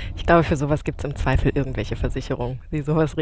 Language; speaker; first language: German; native; German